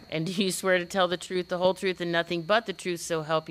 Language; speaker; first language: English; native; English